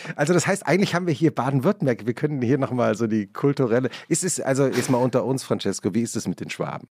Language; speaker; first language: German; native; German